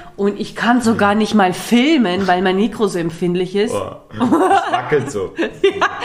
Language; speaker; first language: German; early bilingual, other home language; Russian